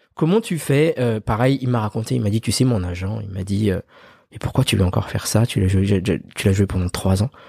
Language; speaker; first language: French; early bilingual, other home language; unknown